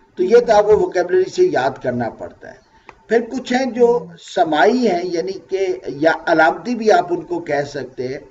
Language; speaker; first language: Urdu; native; Urdu